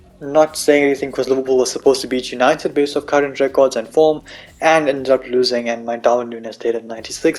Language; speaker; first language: English; native; English